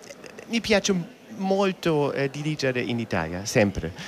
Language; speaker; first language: Italian; non-native, learner; German